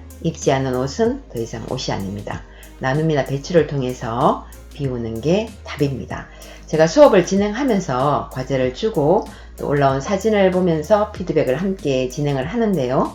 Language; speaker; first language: Korean; native; Korean